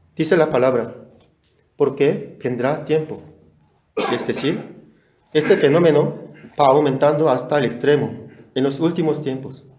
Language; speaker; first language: Spanish; non-native, fluent; Korean